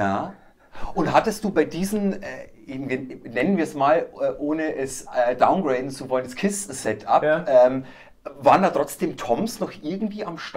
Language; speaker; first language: German; native; German